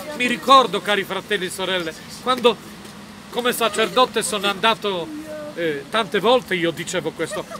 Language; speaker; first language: Italian; non-native, fluent; Polish